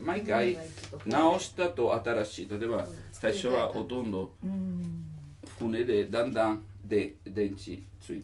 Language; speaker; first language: Japanese; non-native, learner; Italian